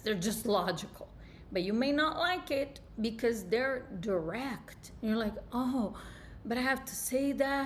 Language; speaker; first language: English; native; English